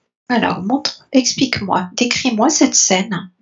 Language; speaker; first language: French; native; French